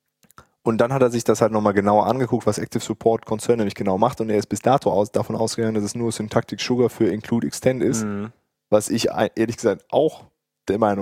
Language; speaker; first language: German; native; German